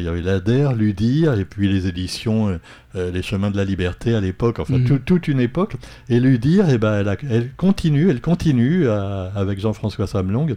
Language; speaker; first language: French; native; French